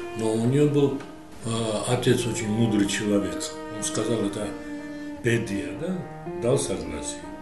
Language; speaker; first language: Russian; non-native, local second language; Azerbaijani